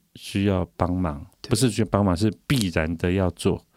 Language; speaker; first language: Chinese; native; Chinese